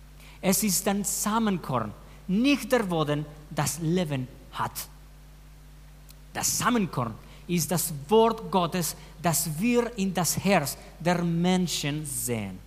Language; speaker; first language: German; non-native, fluent; Spanish